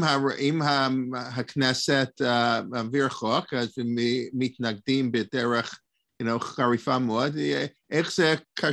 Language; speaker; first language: Hebrew; non-native, learner; English